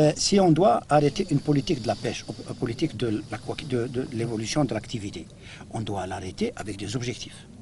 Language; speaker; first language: French; non-native, local second language; Arabic